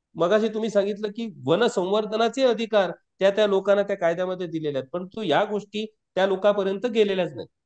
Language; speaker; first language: Marathi; non-native, local second language; Konkani